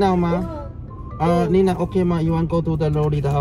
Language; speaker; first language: English; non-native, learner; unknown